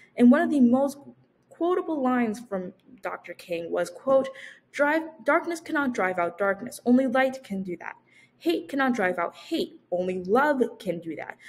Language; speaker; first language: English; native; English